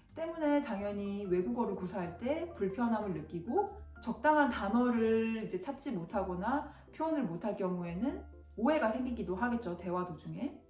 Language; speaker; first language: Korean; native; Korean